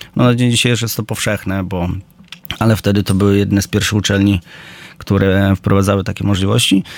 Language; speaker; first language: Polish; native; Polish